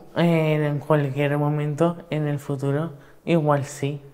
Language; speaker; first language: Spanish; native; Spanish